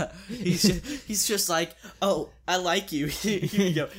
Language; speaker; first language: English; native; English